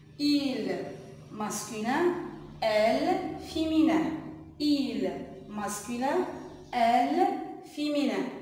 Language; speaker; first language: French; non-native, local second language; Arabic